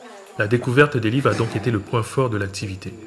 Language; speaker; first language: French; native; French